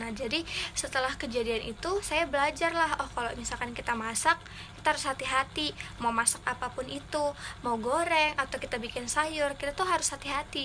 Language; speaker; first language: Indonesian; native; Indonesian